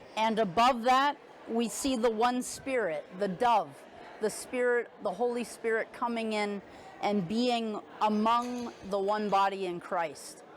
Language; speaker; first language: English; native; English